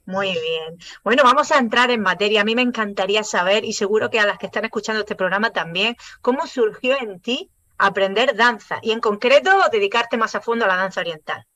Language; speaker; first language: Spanish; native; Spanish